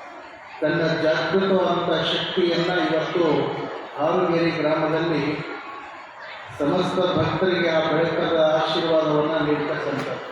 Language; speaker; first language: Kannada; native; Kannada